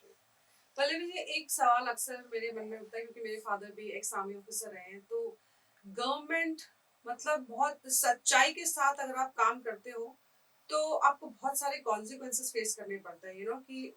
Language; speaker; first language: Hindi; native; Hindi